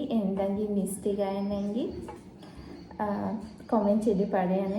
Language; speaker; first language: Malayalam; non-native, learner; Bodo